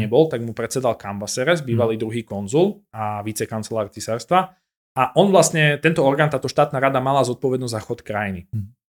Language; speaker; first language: Slovak; native; Slovak